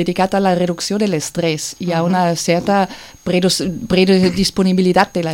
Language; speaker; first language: Catalan; non-native, fluent; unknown